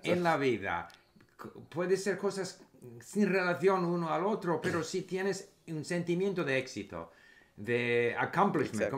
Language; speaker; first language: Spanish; non-native, fluent; English